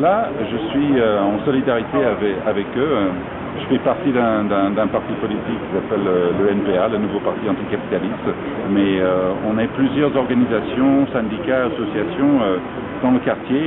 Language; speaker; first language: French; non-native, fluent; English